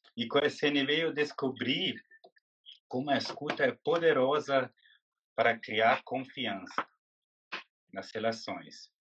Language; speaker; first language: Portuguese; non-native, fluent; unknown